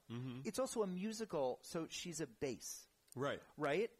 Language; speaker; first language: English; native; English